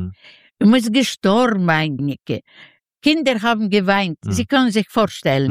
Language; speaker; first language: German; non-native, learner; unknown